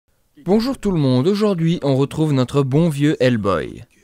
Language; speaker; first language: French; native; French